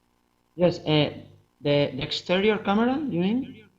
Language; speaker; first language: English; non-native, fluent; Spanish